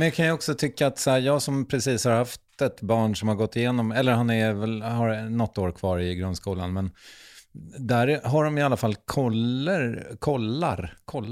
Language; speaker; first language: Swedish; native; Swedish